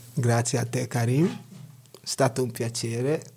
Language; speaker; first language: Italian; non-native, fluent; Akan